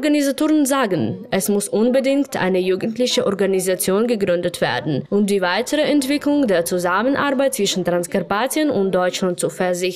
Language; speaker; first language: German; non-native, fluent; Ukrainian